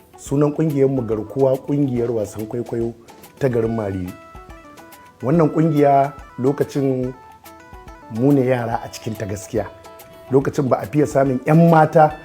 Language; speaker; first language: Hausa; native; Hausa